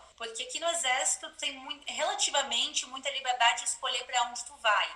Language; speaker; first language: Portuguese; native; Portuguese